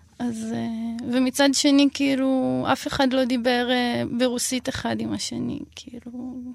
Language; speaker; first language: Hebrew; early bilingual, other home language; Russian